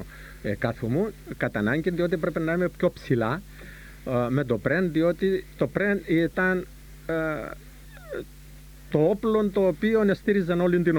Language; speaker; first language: Greek; native; Greek